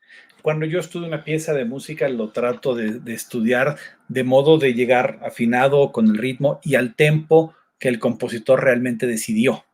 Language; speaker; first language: Spanish; native; Spanish